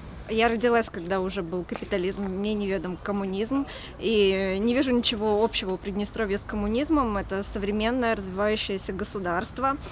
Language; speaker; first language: Russian; native; Russian